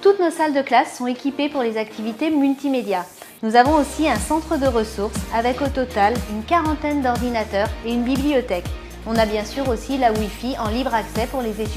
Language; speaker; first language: French; native; French